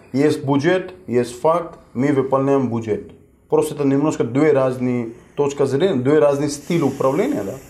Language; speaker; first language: Russian; non-native, fluent; Hindi